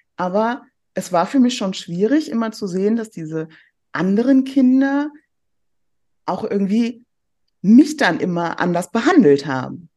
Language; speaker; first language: German; early bilingual, other home language; Persian